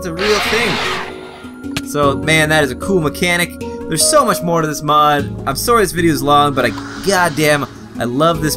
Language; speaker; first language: English; native; English